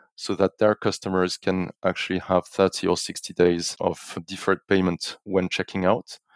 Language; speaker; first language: English; non-native, fluent; French